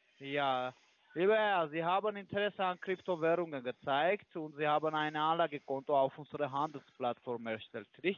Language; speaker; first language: German; non-native, learner; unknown